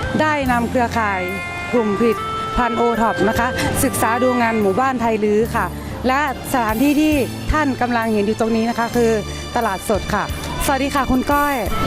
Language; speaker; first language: Thai; native; Thai